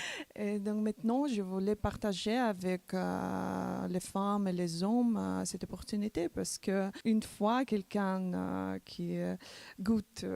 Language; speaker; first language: French; non-native, learner; Macedonian